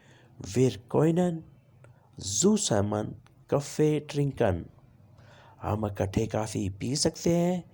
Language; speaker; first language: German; non-native, fluent; Urdu